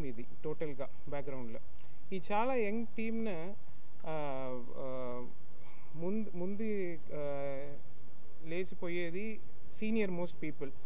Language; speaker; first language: Telugu; non-native, learner; Tamil